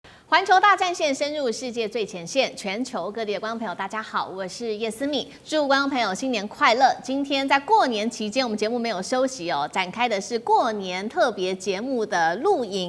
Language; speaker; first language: Chinese; native; Chinese